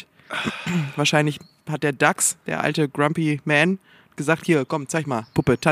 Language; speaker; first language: German; native; German